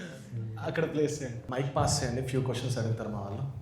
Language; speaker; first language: Telugu; native; Telugu